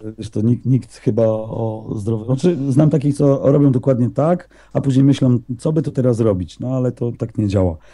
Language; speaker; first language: Polish; native; Polish